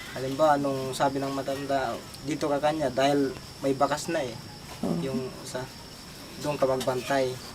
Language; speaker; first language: Filipino; non-native, local second language; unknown